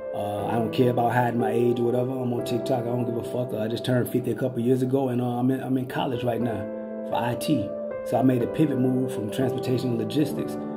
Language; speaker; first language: English; native; English